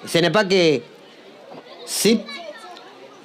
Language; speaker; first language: French; non-native, fluent; Spanish